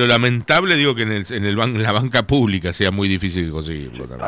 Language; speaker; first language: Spanish; native; Spanish